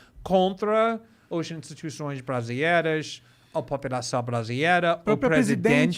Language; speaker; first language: Portuguese; non-native, fluent; English